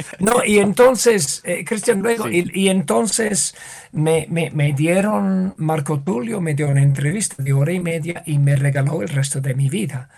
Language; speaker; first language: Spanish; non-native, fluent; English